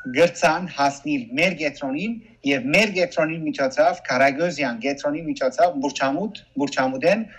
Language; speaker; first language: Armenian; early bilingual, heritage; Armenian